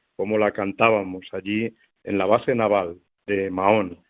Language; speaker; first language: Spanish; native; Spanish